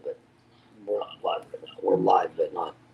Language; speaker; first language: English; native; English